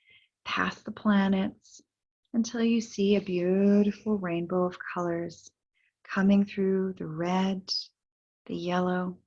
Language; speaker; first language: English; native; English